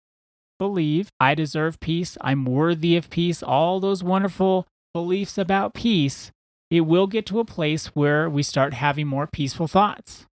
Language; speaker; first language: English; native; English